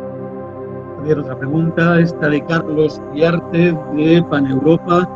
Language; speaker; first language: Spanish; native; Spanish